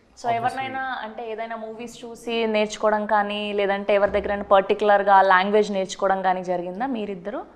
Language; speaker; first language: Telugu; native; Telugu